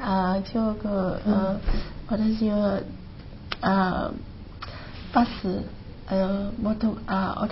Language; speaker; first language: Japanese; non-native, learner; Chinese